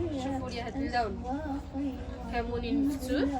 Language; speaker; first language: Arabic; native; Arabic